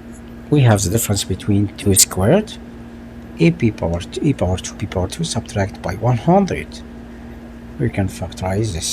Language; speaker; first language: English; non-native, local second language; Arabic